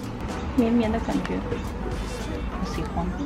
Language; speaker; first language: Chinese; native; Chinese